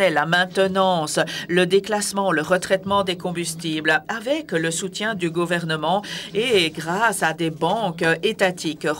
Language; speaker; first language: French; native; French